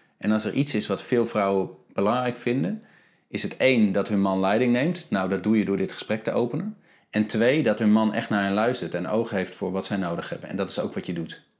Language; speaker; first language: Dutch; native; Dutch